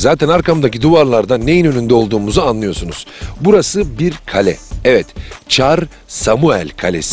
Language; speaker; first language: Turkish; native; Turkish